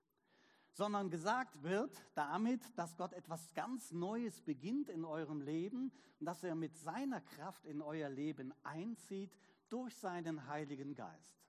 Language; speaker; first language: German; native; German